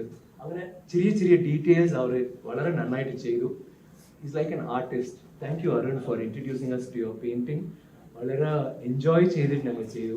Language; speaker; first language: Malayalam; non-native, learner; Tamil